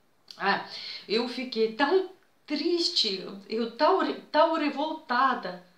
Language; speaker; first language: Portuguese; non-native, fluent; Russian